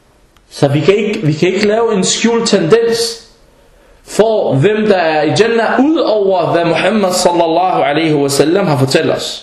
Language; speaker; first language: Danish; early bilingual, other home language; Arabic